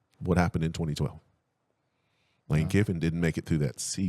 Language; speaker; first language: English; native; English